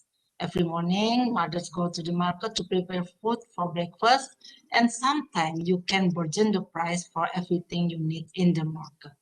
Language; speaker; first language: English; non-native, fluent; Indonesian